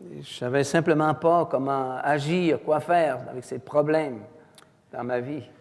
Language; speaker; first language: French; native; French